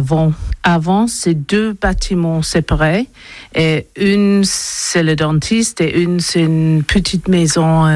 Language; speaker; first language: French; non-native, learner; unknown